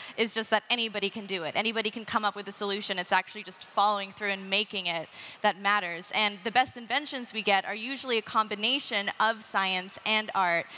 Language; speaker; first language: English; native; English